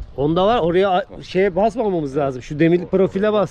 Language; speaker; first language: Turkish; native; Turkish